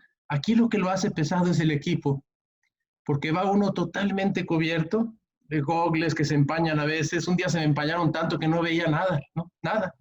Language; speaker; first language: Spanish; native; Spanish